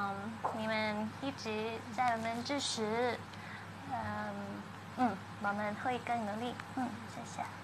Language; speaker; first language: Chinese; non-native, learner; Thai